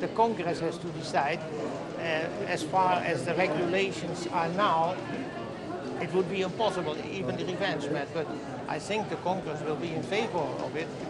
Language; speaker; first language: English; non-native, fluent; Dutch